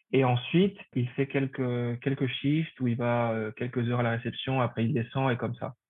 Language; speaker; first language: French; non-native, fluent; Spanish